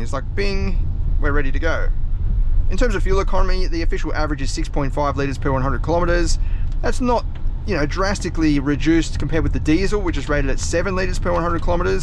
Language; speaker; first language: English; native; English